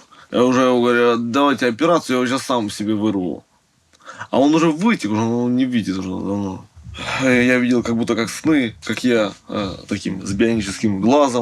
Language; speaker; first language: Russian; native; Russian